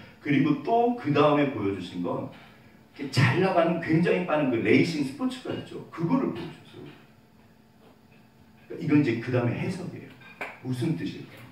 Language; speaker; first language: Korean; native; Korean